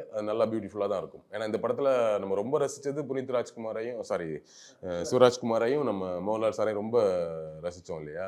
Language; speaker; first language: Tamil; native; Tamil